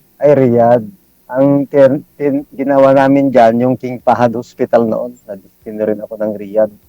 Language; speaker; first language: Filipino; non-native, local second language; Iloko